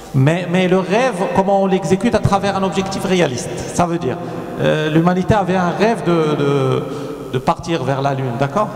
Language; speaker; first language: French; non-native, local second language; Arabic